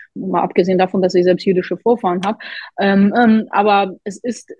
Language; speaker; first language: German; non-native, fluent; Polish